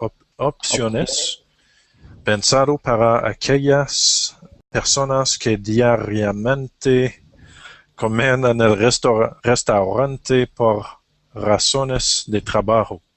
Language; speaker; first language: Spanish; non-native, learner; English